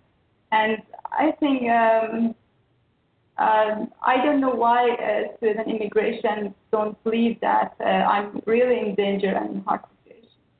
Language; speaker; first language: English; non-native, learner; Persian